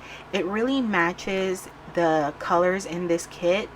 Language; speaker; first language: English; native; English